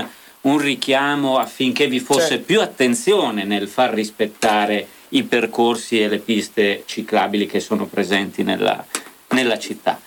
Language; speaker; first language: Italian; native; Italian